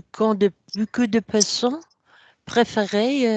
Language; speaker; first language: French; non-native, learner; English